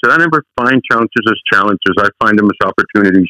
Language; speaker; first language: English; early bilingual, other home language; Spanish